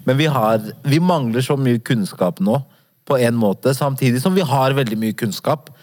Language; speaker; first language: Norwegian; early bilingual, other home language; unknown